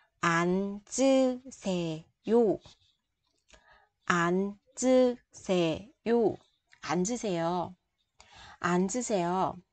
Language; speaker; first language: Korean; non-native, fluent; Vietnamese